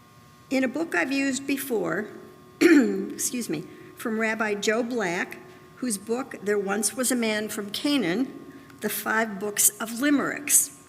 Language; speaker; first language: English; native; English